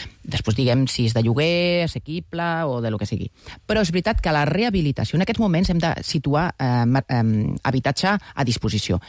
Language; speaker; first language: Catalan; native; Catalan